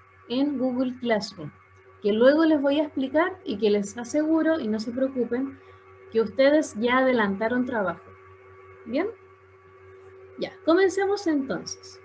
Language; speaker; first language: Spanish; native; Spanish